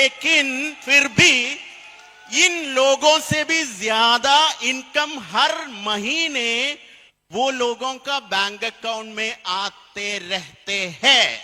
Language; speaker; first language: Hindi; non-native, fluent; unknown